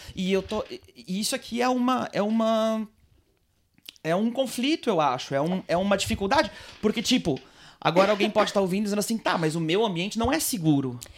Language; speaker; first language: Portuguese; native; Portuguese